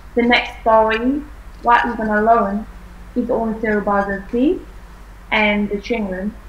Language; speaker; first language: English; non-native, fluent; Vietnamese